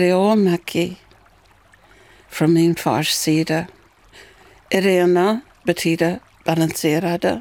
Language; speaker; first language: Swedish; non-native, fluent; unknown